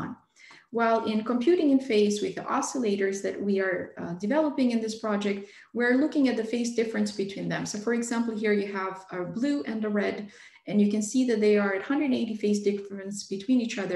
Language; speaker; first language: English; non-native, fluent; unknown